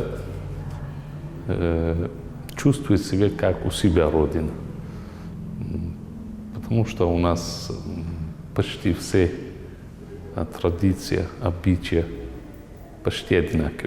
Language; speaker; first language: Russian; non-native, local second language; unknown